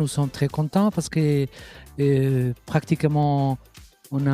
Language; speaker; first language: French; non-native, fluent; Catalan